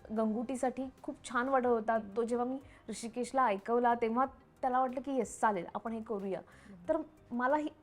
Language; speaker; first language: Marathi; native; Marathi